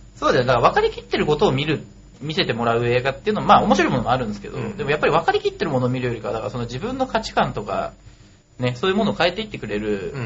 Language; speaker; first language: Japanese; native; Japanese